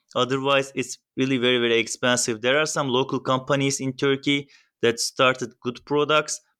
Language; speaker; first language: English; non-native, fluent; Turkish